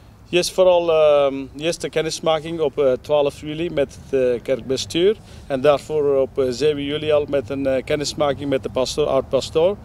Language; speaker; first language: Dutch; non-native, learner; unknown